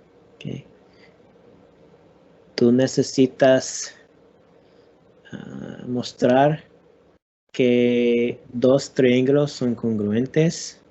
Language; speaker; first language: Spanish; non-native, learner; English